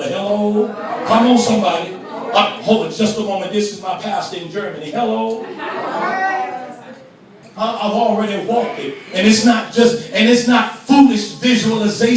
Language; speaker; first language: English; native; English